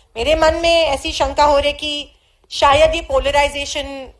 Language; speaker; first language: Hindi; non-native, local second language; Marathi